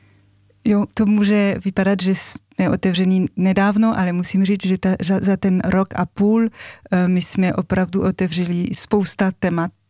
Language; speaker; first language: Czech; non-native, fluent; French